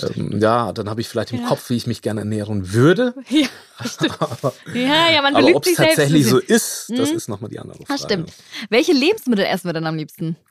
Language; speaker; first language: German; non-native, fluent; Spanish